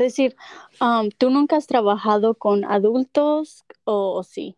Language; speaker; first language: Spanish; early bilingual, heritage; Spanish